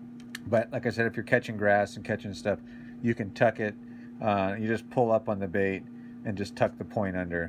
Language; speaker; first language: English; native; English